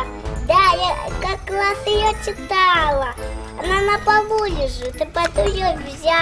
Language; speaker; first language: Russian; early bilingual, heritage; Russian